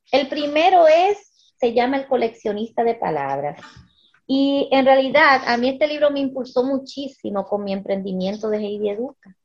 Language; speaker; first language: Spanish; early bilingual, heritage; Spanish